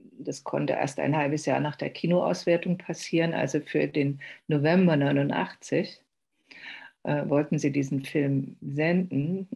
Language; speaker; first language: German; native; German